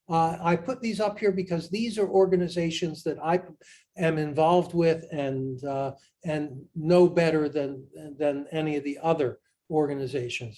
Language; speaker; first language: English; native; English